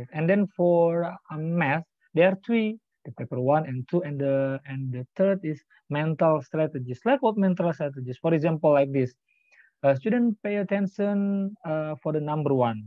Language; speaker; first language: English; non-native, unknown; Indonesian